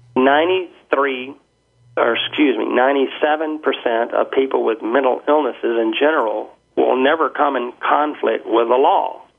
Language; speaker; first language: English; native; English